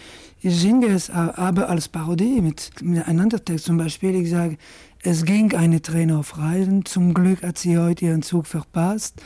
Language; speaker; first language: German; non-native, fluent; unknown